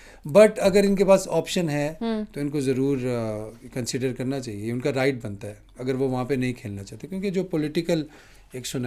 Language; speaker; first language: Urdu; native; Urdu